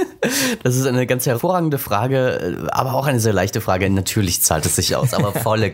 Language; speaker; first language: German; native; German